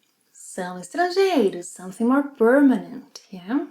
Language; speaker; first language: Portuguese; native; Portuguese